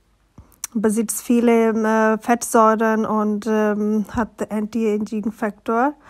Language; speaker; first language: German; non-native, learner; Urdu